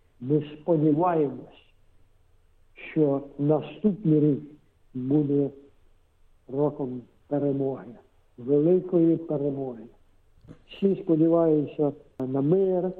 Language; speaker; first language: Ukrainian; non-native, local second language; Russian